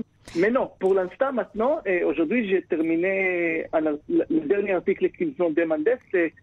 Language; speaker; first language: French; non-native, fluent; Hebrew